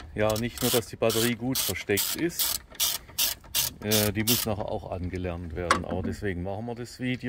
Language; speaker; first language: German; native; German